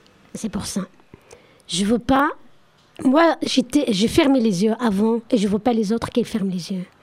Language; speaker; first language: French; non-native, learner; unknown